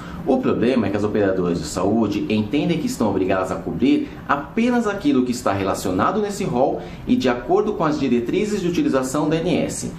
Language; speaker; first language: Portuguese; native; Portuguese